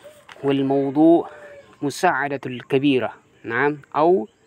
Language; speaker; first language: Arabic; non-native, fluent; Indonesian